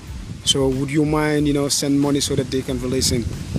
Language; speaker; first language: English; non-native, local second language; Wolof